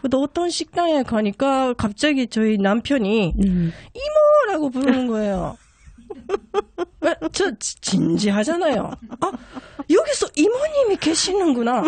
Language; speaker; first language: Korean; non-native, fluent; Japanese